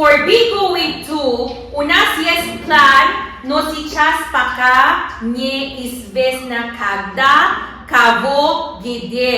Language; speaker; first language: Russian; non-native, learner; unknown